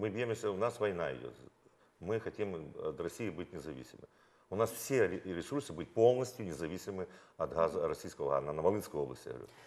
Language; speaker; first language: Russian; non-native, local second language; Ukrainian